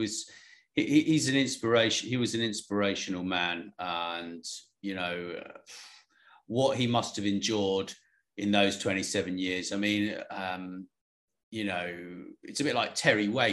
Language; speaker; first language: English; native; English